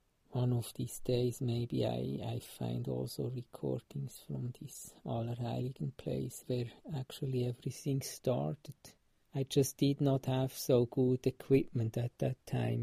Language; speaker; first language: English; non-native, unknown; Swiss German